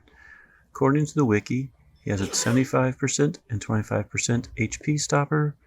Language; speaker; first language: English; native; English